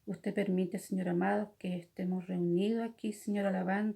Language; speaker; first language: Spanish; native; Spanish